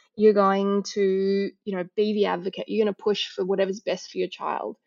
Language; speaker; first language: English; native; English